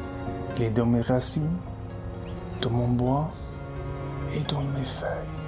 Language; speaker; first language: French; non-native, fluent; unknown